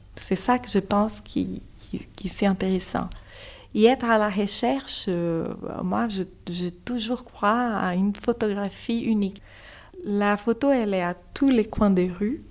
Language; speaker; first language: French; non-native, fluent; Portuguese